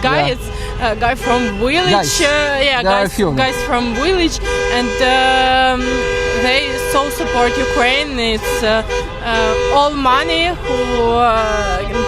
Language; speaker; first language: English; non-native, learner; Ukrainian